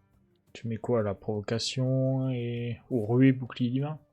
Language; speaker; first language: French; native; French